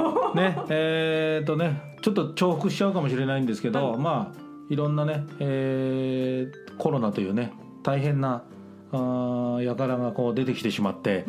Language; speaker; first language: Japanese; native; Japanese